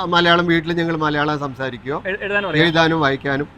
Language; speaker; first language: Malayalam; early bilingual, heritage; Malayalam